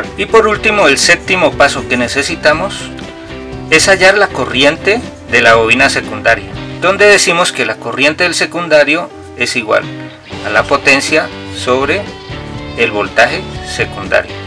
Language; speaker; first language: Spanish; native; Spanish